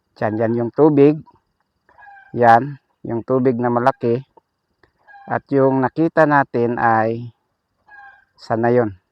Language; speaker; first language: Filipino; non-native, local second language; Cebuano